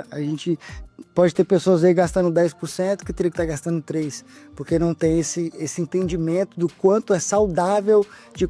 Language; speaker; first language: Portuguese; native; Portuguese